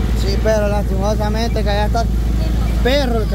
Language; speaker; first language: Spanish; native; Spanish